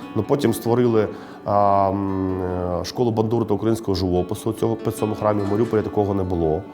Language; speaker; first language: Ukrainian; native; Ukrainian